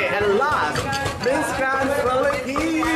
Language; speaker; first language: English; non-native, learner; Thai